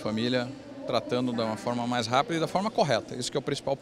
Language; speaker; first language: Portuguese; native; Portuguese